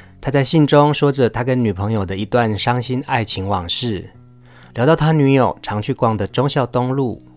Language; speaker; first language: Chinese; native; Chinese